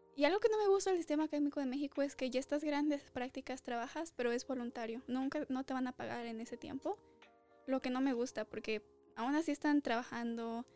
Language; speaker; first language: Spanish; early bilingual, other home language; English